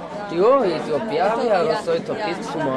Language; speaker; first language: Norwegian; non-native, learner; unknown